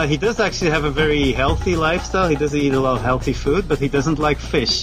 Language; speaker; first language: English; non-native, fluent; Dutch